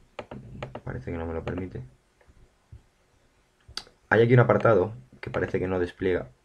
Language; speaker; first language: Spanish; native; Spanish